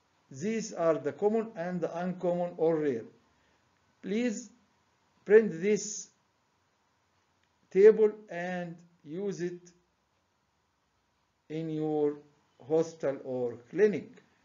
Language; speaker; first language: English; non-native, fluent; Arabic